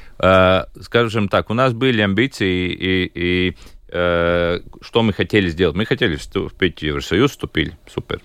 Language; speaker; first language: Russian; non-native, local second language; Latvian